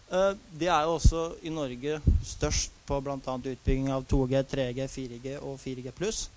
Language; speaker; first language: Norwegian; native; Norwegian